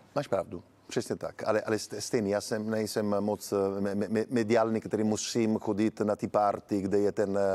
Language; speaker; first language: Czech; non-native, learner; Italian